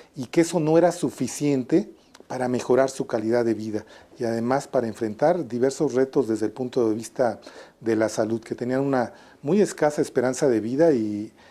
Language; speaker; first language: Spanish; native; Spanish